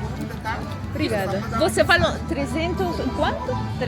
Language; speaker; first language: Portuguese; non-native, learner; Spanish